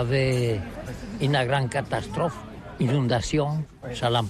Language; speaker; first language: French; non-native, learner; Catalan